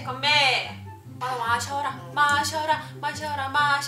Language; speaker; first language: Korean; non-native, fluent; Russian